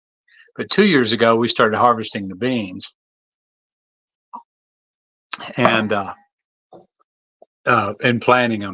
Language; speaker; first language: English; native; English